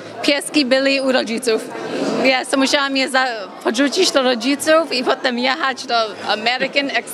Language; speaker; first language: Polish; early bilingual, heritage; English